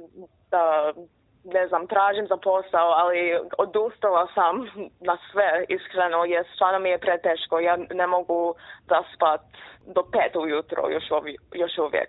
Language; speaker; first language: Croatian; early bilingual, heritage; Croatian